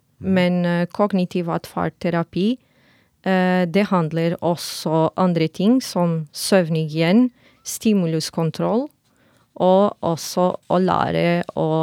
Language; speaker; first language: Norwegian; non-native, fluent; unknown